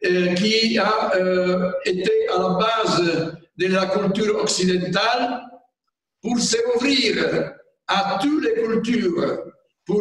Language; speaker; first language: French; non-native, fluent; Italian